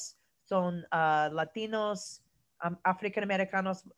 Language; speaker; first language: Spanish; non-native, learner; English